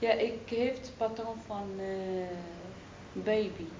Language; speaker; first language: Dutch; non-native, learner; Arabic